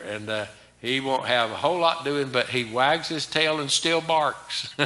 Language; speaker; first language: English; native; English